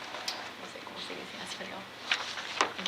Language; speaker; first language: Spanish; non-native, learner; English